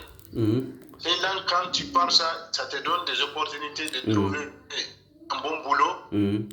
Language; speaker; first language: French; non-native, local second language; Bambara